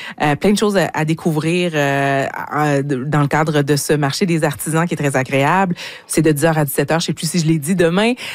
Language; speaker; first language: French; native; French